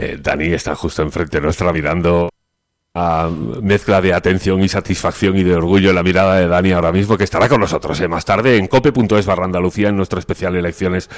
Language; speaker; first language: Spanish; native; Spanish